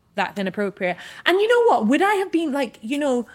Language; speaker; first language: English; native; English